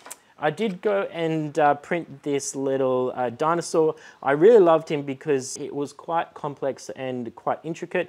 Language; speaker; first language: English; native; English